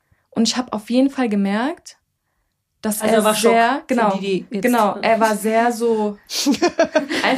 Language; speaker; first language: German; early bilingual, other home language; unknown